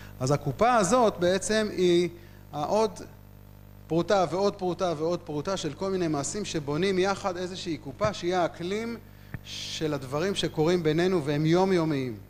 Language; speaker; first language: Hebrew; native; Hebrew